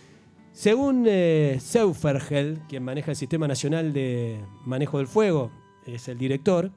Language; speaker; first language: Spanish; native; Spanish